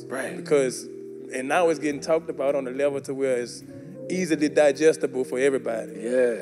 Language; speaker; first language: English; native; English